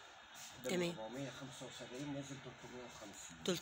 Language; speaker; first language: Arabic; native; Arabic